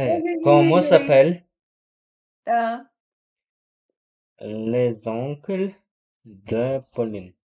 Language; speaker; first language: French; non-native, learner; Russian